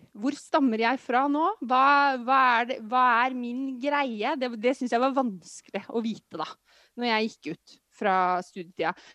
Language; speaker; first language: Norwegian; native; Norwegian